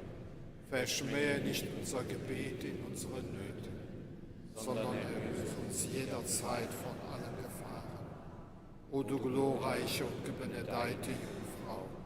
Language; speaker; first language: German; non-native, local second language; Luxembourgish